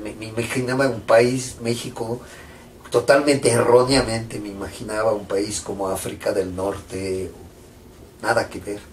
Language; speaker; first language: Spanish; non-native, fluent; French